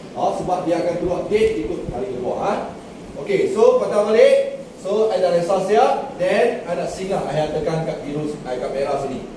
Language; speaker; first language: Malay; non-native, local second language; Chinese